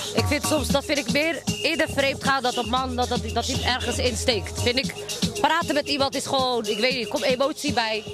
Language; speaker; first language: Dutch; early bilingual, other home language; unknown